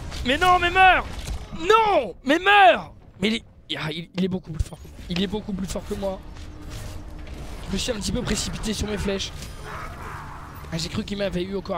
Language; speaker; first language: French; native; French